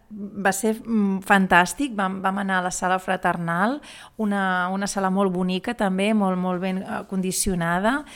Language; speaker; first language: Catalan; native; Catalan